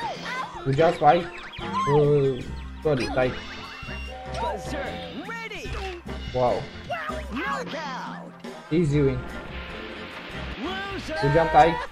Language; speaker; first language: English; non-native, learner; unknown